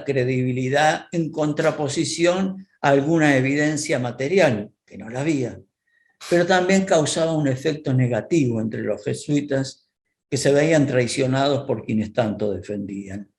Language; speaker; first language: Spanish; native; Spanish